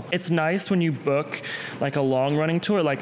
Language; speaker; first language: English; native; English